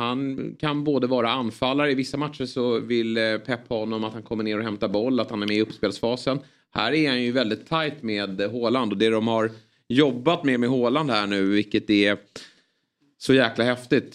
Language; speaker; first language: Swedish; native; Swedish